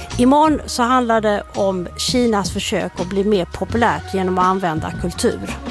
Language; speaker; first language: Swedish; native; Swedish